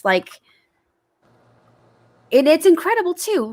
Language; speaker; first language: English; native; English